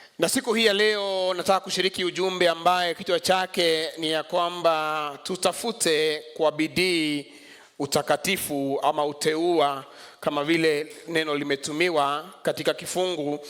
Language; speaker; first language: Swahili; non-native, local second language; Kikuyu